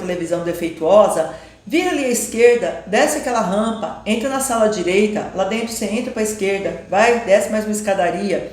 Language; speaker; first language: Portuguese; native; Portuguese